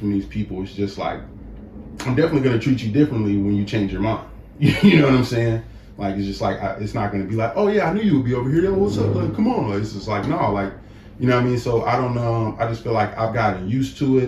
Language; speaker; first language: English; native; English